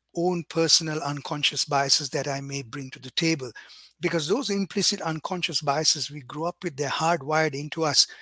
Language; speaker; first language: English; non-native, local second language; Sinhala